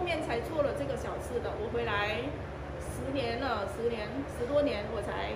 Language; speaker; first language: Chinese; non-native, fluent; Vietnamese